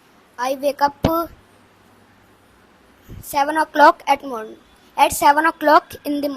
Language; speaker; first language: English; non-native, learner; Hindi